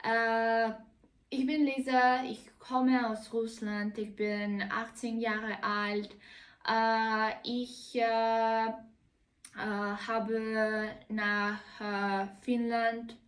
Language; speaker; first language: German; non-native, learner; Russian